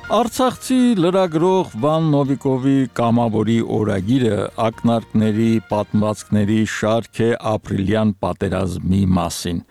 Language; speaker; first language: Armenian; native; Armenian